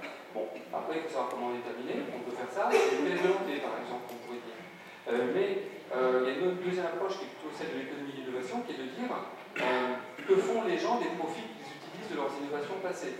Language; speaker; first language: French; native; French